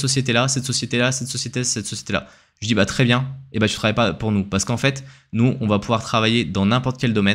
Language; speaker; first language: French; native; French